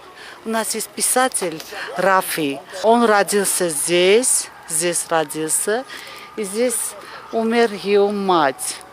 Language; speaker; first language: Russian; non-native, learner; Armenian